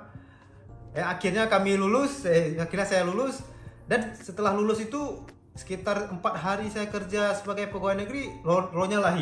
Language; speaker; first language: Indonesian; native; Indonesian